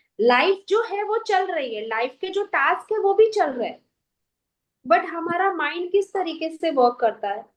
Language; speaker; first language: Hindi; native; Hindi